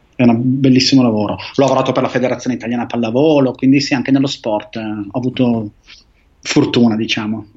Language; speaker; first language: Italian; native; Italian